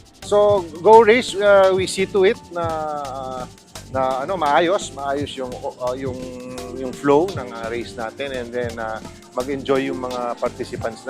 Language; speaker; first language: Filipino; native; Filipino